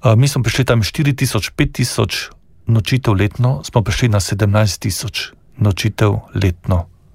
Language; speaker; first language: Slovenian; native; Slovenian